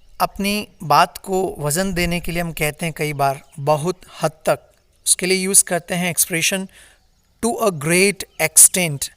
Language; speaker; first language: Hindi; native; Hindi